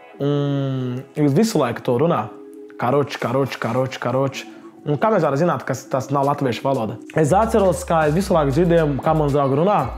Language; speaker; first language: Latvian; non-native, learner; Portuguese